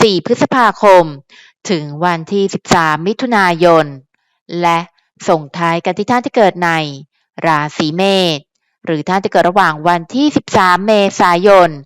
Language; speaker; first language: Thai; native; Thai